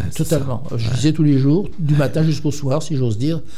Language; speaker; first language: French; native; French